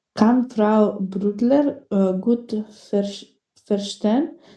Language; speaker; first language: German; non-native, learner; Macedonian